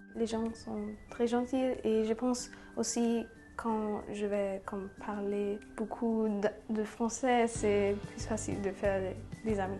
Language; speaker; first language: French; non-native, learner; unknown